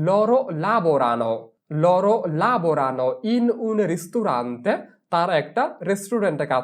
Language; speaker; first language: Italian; non-native, fluent; Bangla